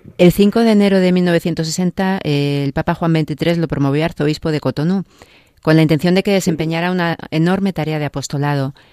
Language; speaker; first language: Spanish; native; Spanish